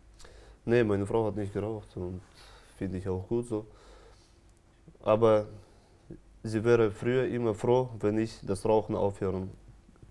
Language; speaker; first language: German; non-native, fluent; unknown